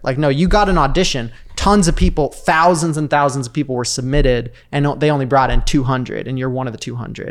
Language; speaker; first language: English; native; English